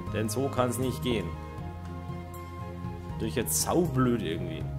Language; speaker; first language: German; native; German